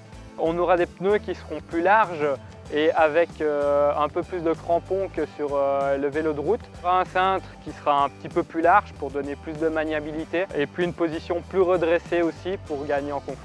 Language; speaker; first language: French; native; French